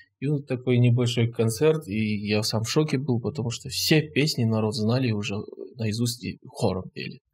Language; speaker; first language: Russian; non-native, local second language; Kazakh